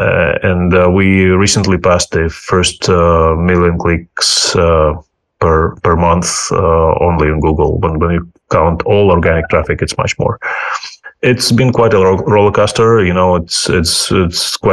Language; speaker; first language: English; non-native, fluent; Ukrainian